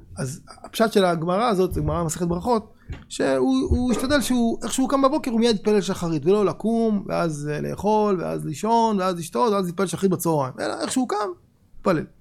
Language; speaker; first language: Hebrew; native; Hebrew